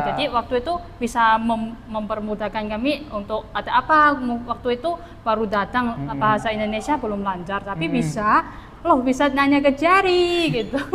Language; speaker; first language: Indonesian; non-native, fluent; Chinese